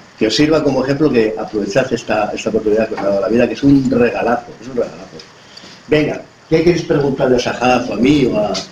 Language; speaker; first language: Spanish; native; Spanish